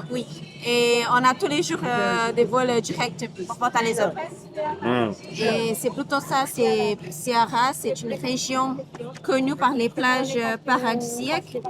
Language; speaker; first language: French; non-native, fluent; Portuguese